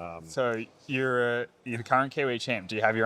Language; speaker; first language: English; native; English